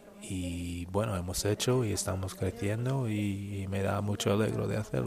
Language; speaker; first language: Spanish; non-native, learner; English